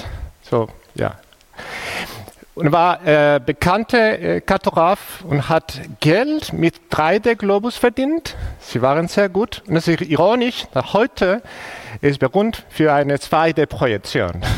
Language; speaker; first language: German; non-native, fluent; Spanish